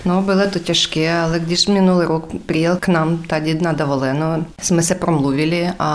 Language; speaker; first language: Czech; non-native, fluent; Ukrainian